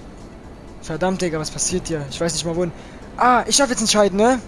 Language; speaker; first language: German; native; German